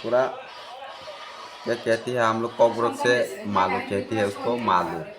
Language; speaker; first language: Hindi; non-native, local second language; Kok Borok